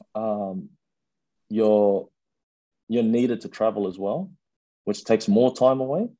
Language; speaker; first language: English; early bilingual, other home language; Fijian